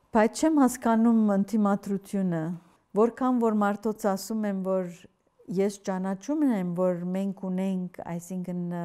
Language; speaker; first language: Armenian; early bilingual, heritage; Armenian